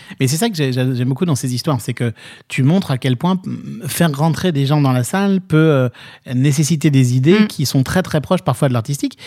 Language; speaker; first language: French; native; French